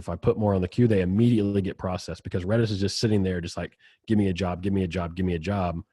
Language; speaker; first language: English; native; English